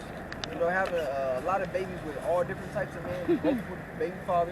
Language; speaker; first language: English; native; English